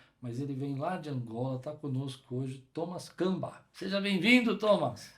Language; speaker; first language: Portuguese; native; Portuguese